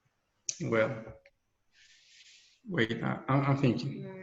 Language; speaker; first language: English; non-native, learner; Spanish